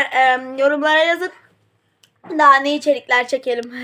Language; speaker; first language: Turkish; native; Turkish